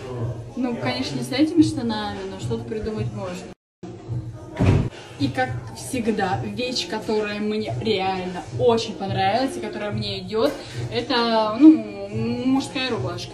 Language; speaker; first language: Russian; native; Russian